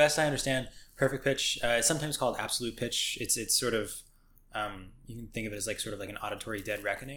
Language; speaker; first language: English; native; English